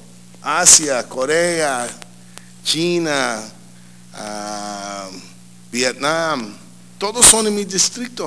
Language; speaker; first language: Spanish; early bilingual, heritage; English